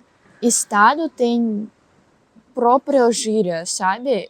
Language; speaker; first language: Portuguese; non-native, learner; Russian